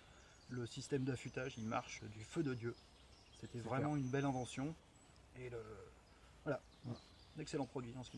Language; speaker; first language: French; native; French